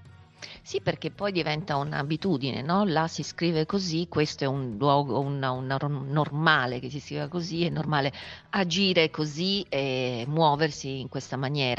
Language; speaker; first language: Italian; native; Italian